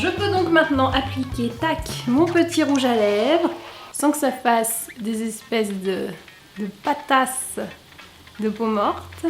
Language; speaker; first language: French; native; French